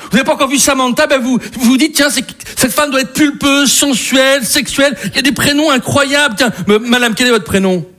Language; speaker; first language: French; native; French